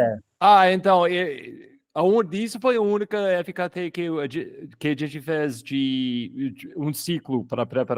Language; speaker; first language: Portuguese; non-native, fluent; English